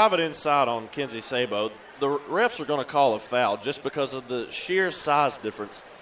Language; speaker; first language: English; native; English